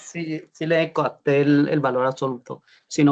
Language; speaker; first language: Spanish; native; Spanish